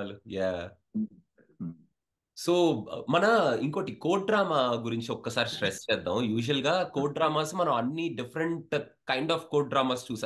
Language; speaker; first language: Telugu; native; Telugu